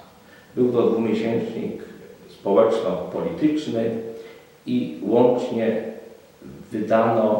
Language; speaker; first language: Polish; native; Polish